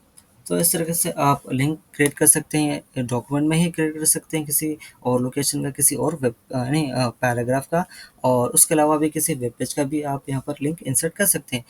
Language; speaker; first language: Hindi; native; Hindi